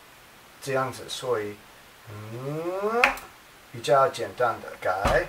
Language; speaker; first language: Chinese; non-native, learner; English